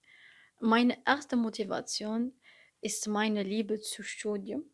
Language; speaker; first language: German; non-native, learner; Arabic